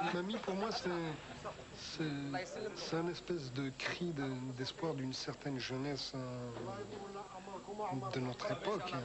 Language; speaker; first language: French; non-native, local second language; Arabic